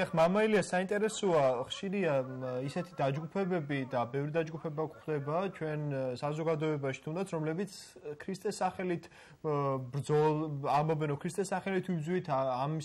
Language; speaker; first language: Georgian; native; Georgian